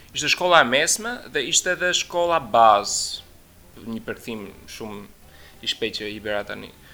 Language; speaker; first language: Albanian; early bilingual, heritage; Albanian